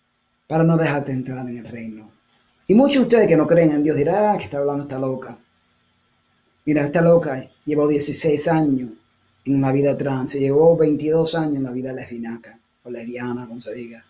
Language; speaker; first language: Spanish; early bilingual, heritage; Spanish